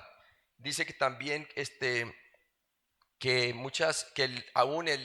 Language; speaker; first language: Spanish; native; Spanish